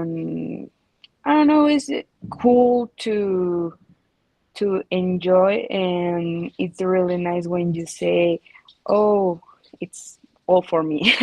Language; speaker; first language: English; non-native, learner; Spanish